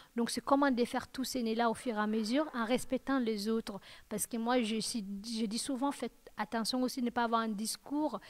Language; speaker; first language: French; non-native, local second language; Fula